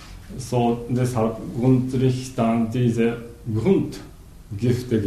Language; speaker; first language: German; non-native, learner; Japanese